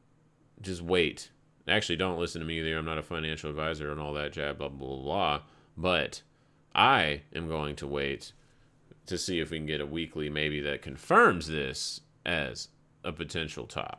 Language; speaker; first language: English; native; English